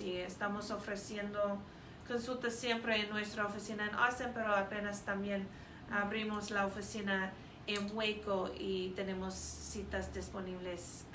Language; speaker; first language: Spanish; non-native, fluent; English